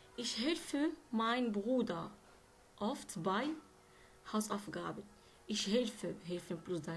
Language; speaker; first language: German; non-native, learner; Arabic